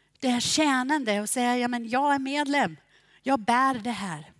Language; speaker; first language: Swedish; non-native, fluent; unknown